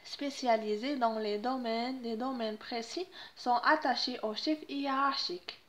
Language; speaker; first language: French; non-native, local second language; Arabic